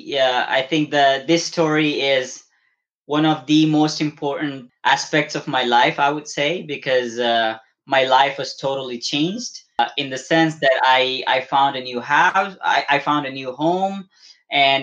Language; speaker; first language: English; non-native, local second language; Balti